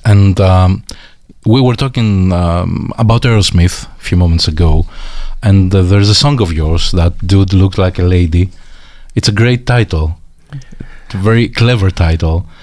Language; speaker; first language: English; non-native, fluent; Greek